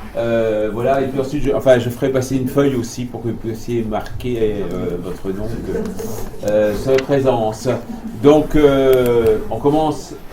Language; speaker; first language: French; native; French